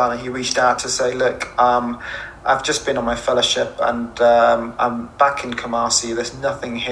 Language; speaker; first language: English; non-native, local second language; Akan